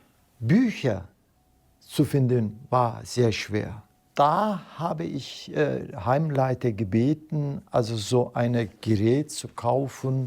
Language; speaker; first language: German; non-native, fluent; Turkish